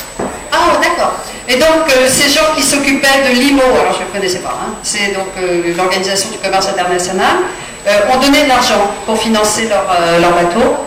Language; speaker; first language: French; native; French